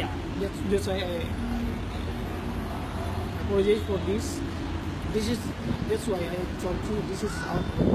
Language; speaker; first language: English; non-native, learner; Indonesian